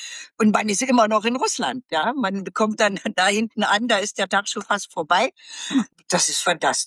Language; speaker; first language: German; native; German